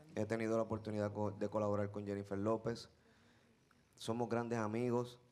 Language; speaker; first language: Spanish; native; Spanish